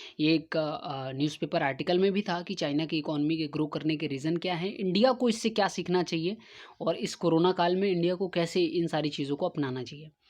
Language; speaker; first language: Hindi; native; Hindi